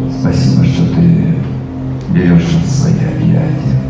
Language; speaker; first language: Russian; native; Russian